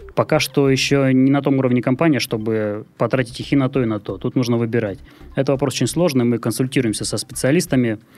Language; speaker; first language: Russian; native; Russian